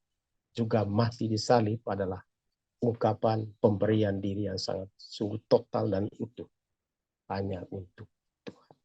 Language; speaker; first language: Indonesian; native; Indonesian